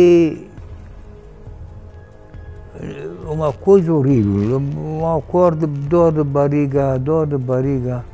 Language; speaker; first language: Portuguese; non-native, fluent; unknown